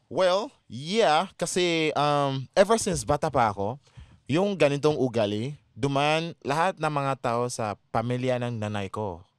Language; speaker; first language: Filipino; non-native, fluent; Yoruba